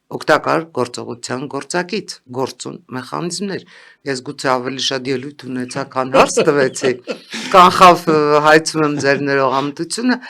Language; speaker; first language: Armenian; native; Armenian